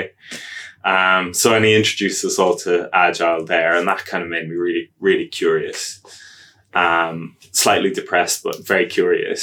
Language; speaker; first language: English; native; English